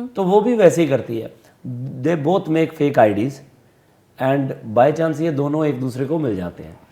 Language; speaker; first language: Hindi; non-native, local second language; Punjabi